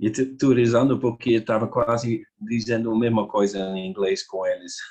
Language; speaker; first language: Portuguese; non-native, learner; Dutch